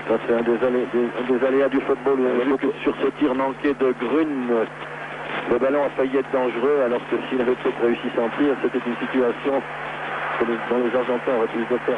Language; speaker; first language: French; native; French